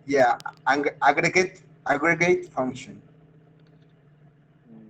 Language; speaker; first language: English; non-native, fluent; Spanish